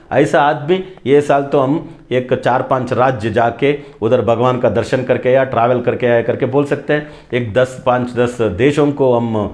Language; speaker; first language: Hindi; non-native, local second language; Kannada